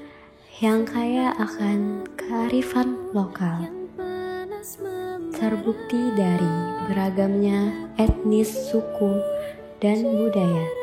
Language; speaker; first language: Indonesian; native; Indonesian